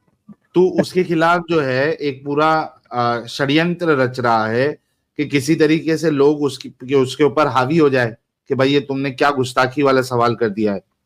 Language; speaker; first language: Hindi; native; Hindi